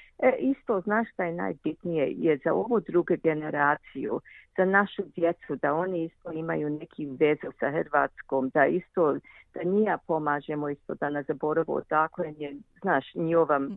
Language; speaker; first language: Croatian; early bilingual, heritage; Croatian